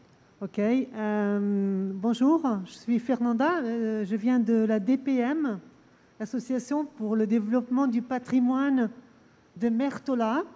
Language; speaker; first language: French; non-native, fluent; Portuguese